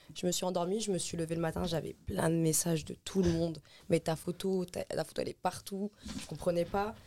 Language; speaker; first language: French; early bilingual, other home language; Arabic